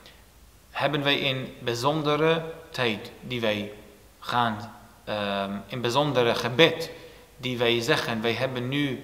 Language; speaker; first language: Dutch; non-native, fluent; Turoyo